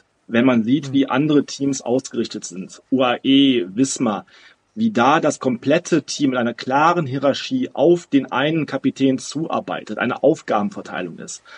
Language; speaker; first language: German; native; German